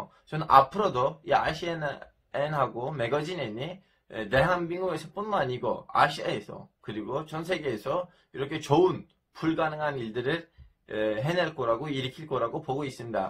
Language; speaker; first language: Korean; non-native, fluent; Turkish